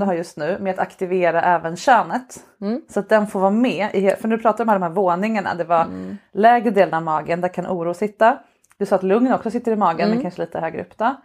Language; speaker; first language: Swedish; native; Swedish